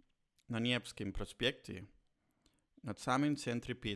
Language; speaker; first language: Russian; non-native, learner; Spanish